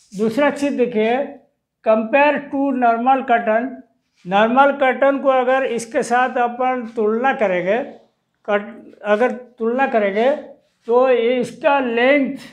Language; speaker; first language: Hindi; non-native, local second language; Odia